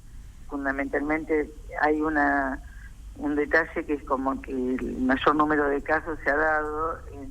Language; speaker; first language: Spanish; native; Spanish